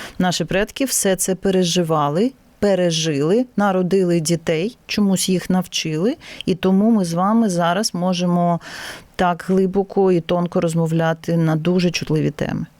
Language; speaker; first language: Ukrainian; non-native, local second language; Russian